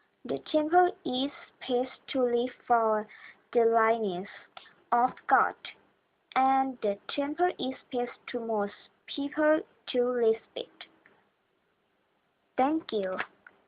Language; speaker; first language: English; non-native, learner; Thai